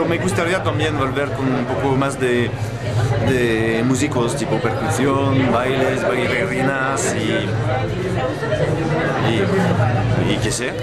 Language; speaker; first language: Spanish; non-native, fluent; French